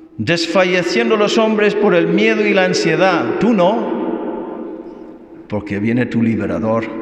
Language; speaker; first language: Spanish; non-native, fluent; English